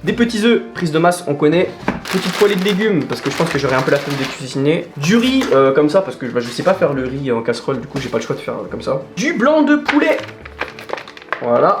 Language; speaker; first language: French; native; French